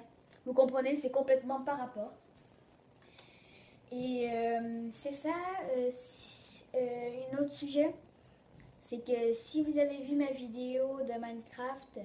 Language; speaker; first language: French; early bilingual, other home language; Portuguese